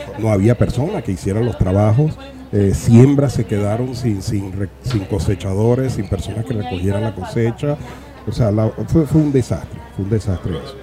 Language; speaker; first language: Spanish; native; Spanish